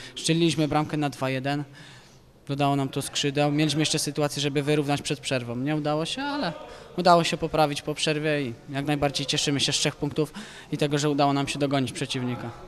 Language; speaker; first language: Polish; native; Polish